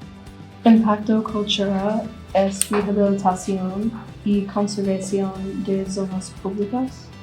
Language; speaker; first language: Spanish; non-native, learner; English